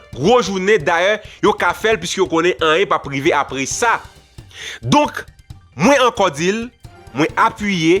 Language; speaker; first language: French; non-native, local second language; Haitian Creole